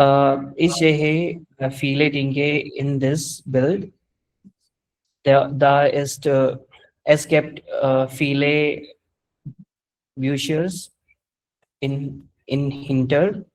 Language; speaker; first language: German; non-native, learner; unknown